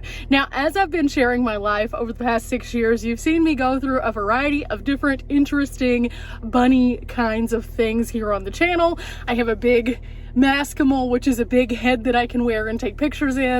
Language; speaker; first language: English; native; English